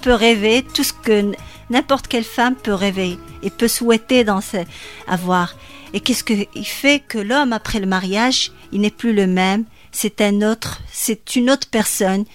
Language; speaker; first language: French; non-native, local second language; Arabic